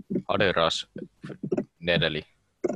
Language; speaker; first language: Russian; non-native, learner; Finnish